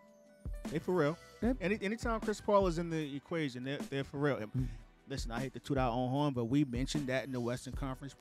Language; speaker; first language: English; native; English